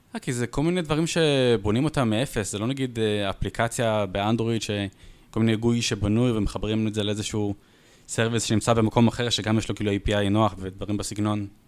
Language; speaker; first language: Hebrew; native; Hebrew